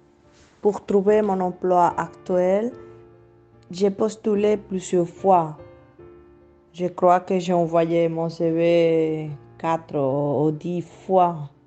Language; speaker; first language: French; non-native, fluent; Spanish